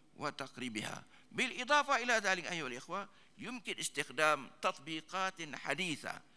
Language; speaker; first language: Arabic; non-native, fluent; Malay